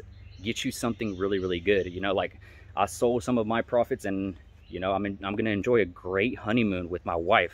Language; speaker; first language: English; native; English